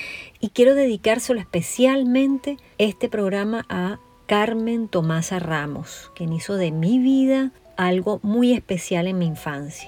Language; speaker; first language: Spanish; native; Spanish